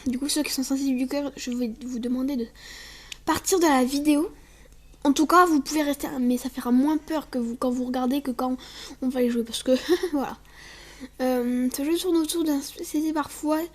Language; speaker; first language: French; native; French